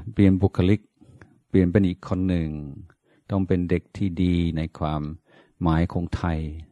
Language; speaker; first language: Thai; non-native, fluent; English